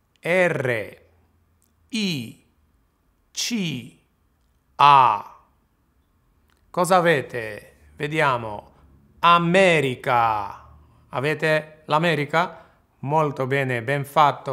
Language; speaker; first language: Italian; non-native, fluent; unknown